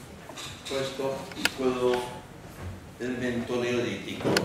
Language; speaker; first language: Italian; non-native, learner; Spanish